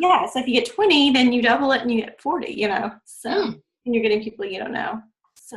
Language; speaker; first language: English; native; English